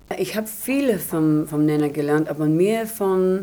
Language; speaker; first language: German; non-native, learner; Hebrew